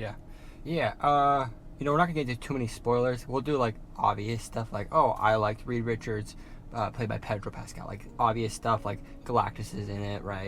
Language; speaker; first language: English; native; English